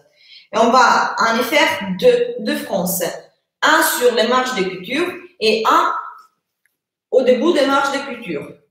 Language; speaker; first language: French; non-native, fluent; Italian